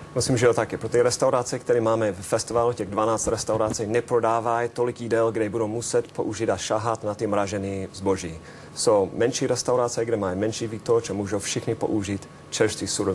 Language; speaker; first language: Czech; non-native, fluent; English